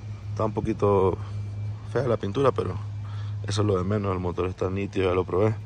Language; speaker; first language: Spanish; native; Spanish